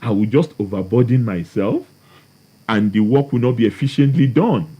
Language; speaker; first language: English; non-native, local second language; Yoruba